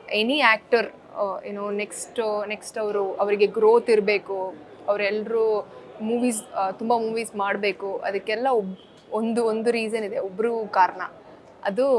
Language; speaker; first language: Kannada; early bilingual, heritage; Kannada